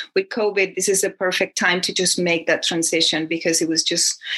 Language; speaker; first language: English; non-native, fluent; Spanish